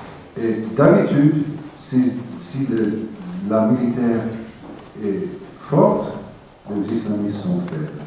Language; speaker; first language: French; non-native, fluent; English